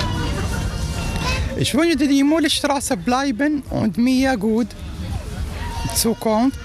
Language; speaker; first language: German; non-native, learner; Arabic